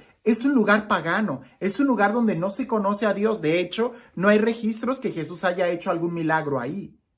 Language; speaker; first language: Spanish; native; Spanish